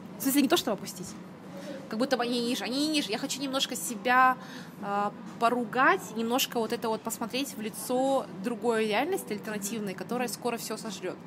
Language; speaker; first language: Russian; native; Russian